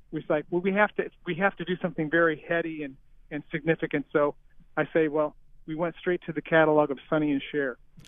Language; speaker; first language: English; native; English